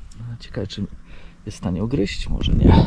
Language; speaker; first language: Polish; native; Polish